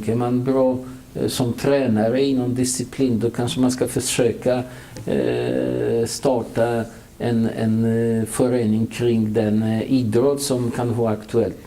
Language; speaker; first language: Swedish; non-native, fluent; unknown